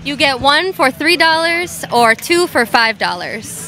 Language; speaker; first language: English; native; English